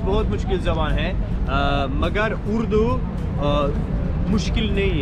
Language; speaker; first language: Hindi; non-native, learner; Turkish